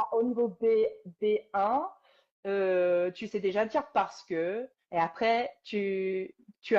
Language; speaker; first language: French; native; French